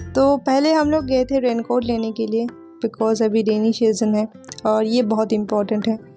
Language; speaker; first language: Hindi; native; Hindi